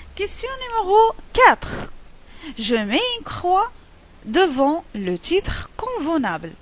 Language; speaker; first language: French; non-native, local second language; Arabic